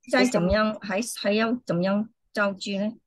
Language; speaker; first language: Chinese; non-native, fluent; English